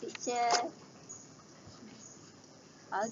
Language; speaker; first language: English; non-native, learner; Malay